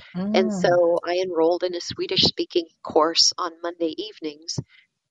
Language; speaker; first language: English; native; English